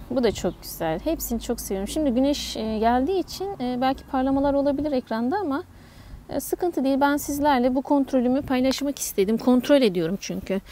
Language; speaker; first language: Turkish; native; Turkish